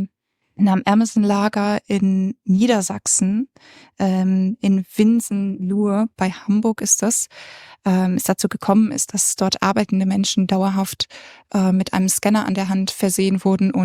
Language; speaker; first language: German; native; German